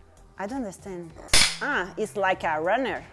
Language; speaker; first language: English; non-native, fluent; Portuguese